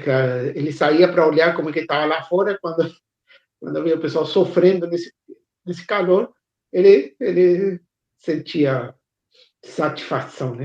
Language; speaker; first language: Portuguese; non-native, fluent; Spanish